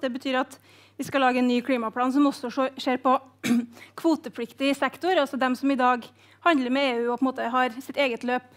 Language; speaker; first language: Norwegian; native; Norwegian